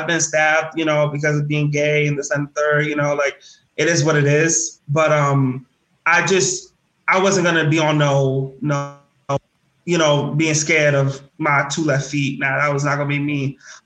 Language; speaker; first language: English; native; English